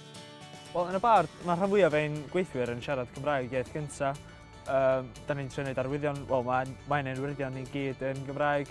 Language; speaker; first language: Welsh; native; Welsh